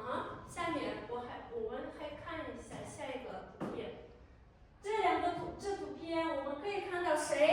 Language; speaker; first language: Chinese; non-native, fluent; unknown